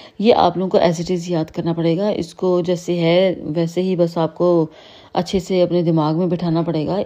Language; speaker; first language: Urdu; native; Urdu